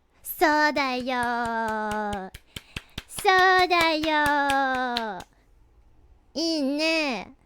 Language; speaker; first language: Japanese; non-native, learner; English